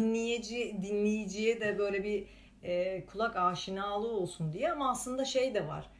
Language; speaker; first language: Turkish; non-native, fluent; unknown